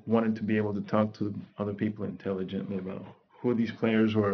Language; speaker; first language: English; non-native, fluent; Spanish